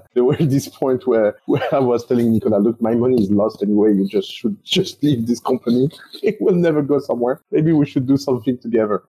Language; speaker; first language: English; non-native, fluent; French